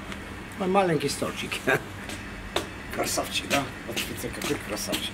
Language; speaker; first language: Russian; non-native, fluent; Armenian